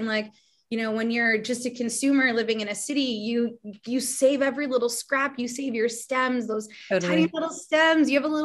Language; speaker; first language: English; native; English